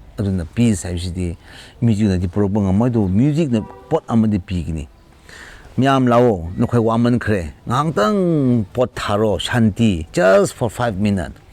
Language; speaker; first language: Manipuri; non-native, local second language; Tangkhul Naga (India)